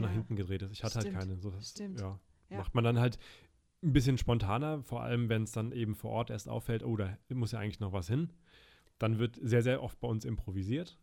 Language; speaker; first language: German; native; German